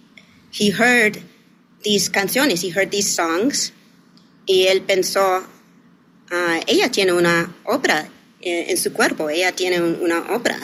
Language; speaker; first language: Spanish; early bilingual, heritage; English